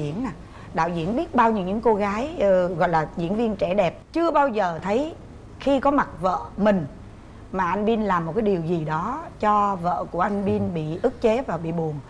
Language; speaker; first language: Vietnamese; native; Vietnamese